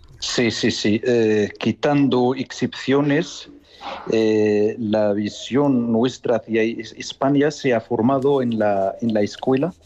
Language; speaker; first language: Spanish; non-native, fluent; Arabic